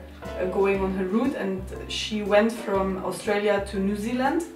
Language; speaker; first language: English; non-native, learner; Slovenian